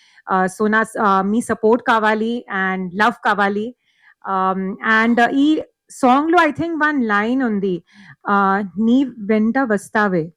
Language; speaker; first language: Telugu; non-native, learner; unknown